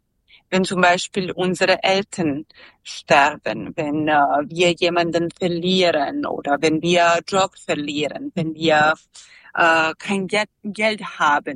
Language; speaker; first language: German; non-native, fluent; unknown